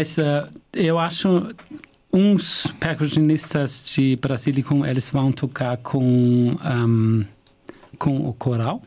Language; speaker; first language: Portuguese; non-native, fluent; German